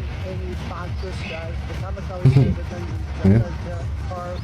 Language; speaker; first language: Indonesian; non-native, learner; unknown